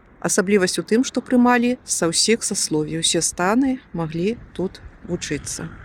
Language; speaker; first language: Belarusian; native; Belarusian